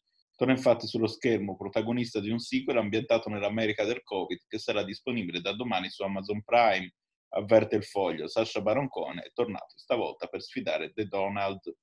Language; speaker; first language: Italian; native; Italian